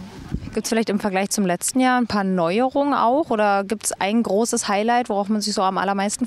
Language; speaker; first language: German; native; German